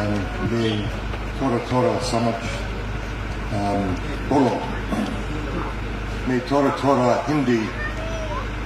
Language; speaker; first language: Hindi; non-native, learner; English